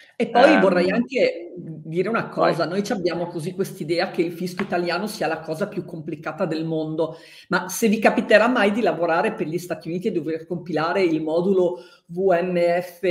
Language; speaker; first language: Italian; native; Italian